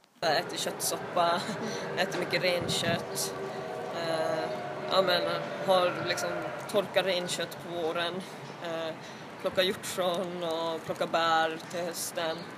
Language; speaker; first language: Swedish; native; Swedish